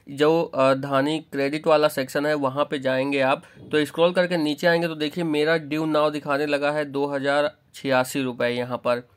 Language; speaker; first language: Hindi; native; Hindi